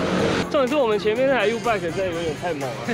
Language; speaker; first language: Chinese; native; Chinese